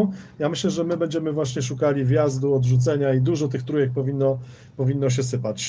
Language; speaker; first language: Polish; native; Polish